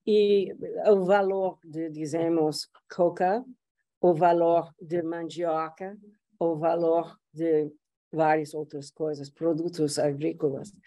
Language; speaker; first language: Portuguese; non-native, fluent; English